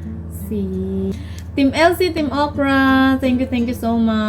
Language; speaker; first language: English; non-native, local second language; Filipino